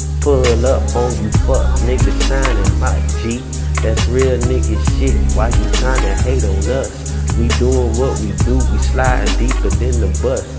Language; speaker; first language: English; native; English